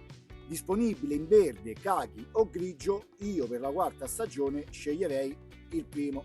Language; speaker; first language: Italian; native; Italian